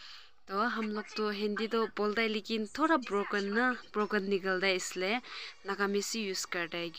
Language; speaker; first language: Hindi; non-native, local second language; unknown